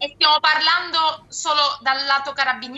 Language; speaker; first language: Italian; native; Italian